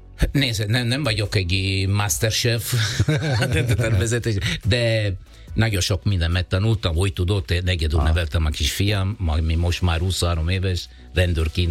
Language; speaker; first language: Hungarian; non-native, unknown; Italian